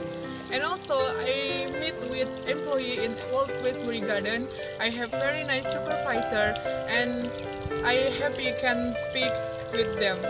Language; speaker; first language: English; non-native, learner; Indonesian